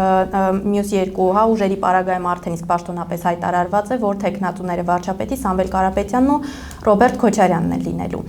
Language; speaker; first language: Armenian; native; Armenian